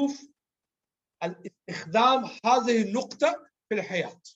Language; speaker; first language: Arabic; non-native, learner; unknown